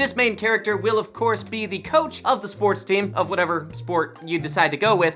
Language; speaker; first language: English; native; English